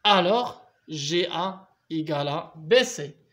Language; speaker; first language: French; non-native, local second language; Arabic